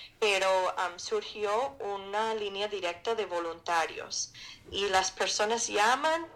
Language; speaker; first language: Spanish; non-native, fluent; English